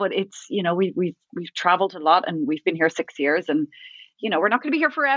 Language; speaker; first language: English; native; English